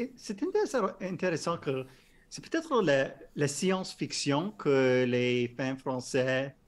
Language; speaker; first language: French; non-native, learner; English